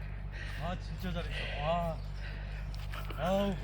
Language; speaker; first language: Korean; native; Korean